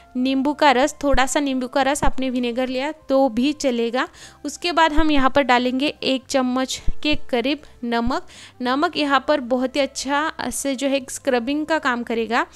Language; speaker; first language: Hindi; non-native, local second language; Marathi